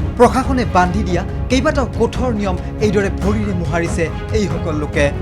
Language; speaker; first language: Assamese; native; Assamese